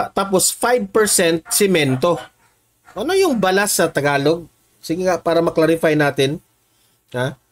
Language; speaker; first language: Filipino; non-native, local second language; Cebuano